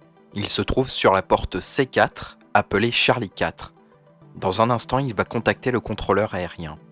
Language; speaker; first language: French; native; French